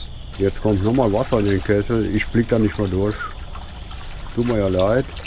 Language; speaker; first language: German; native; German